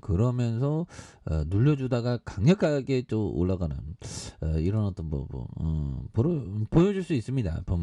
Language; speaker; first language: Korean; native; Korean